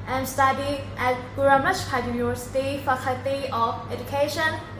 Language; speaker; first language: English; non-native, learner; Thai